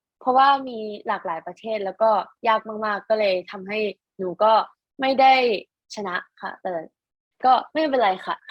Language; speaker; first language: Thai; native; Thai